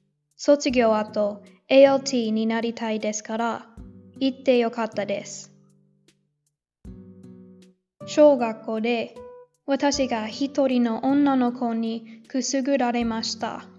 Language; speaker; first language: Japanese; non-native, learner; English